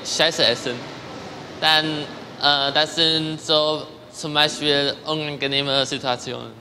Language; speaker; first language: German; non-native, learner; Chinese